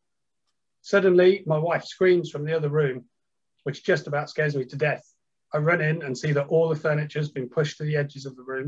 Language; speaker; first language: English; native; English